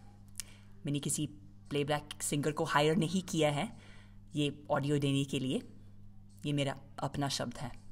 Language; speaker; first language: Hindi; non-native, fluent; English